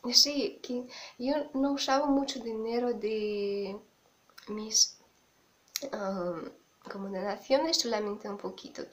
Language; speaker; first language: Spanish; non-native, fluent; Russian